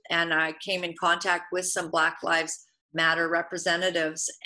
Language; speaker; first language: English; native; English